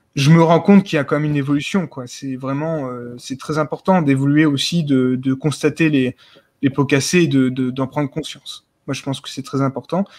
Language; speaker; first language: French; native; French